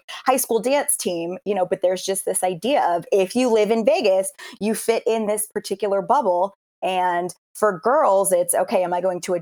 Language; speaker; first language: English; native; English